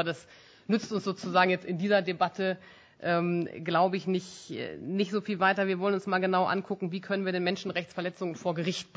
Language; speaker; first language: German; native; German